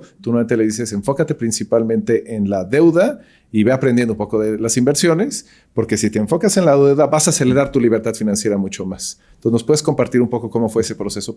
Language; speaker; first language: Spanish; native; Spanish